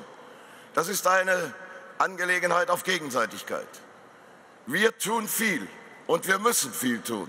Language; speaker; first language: German; native; German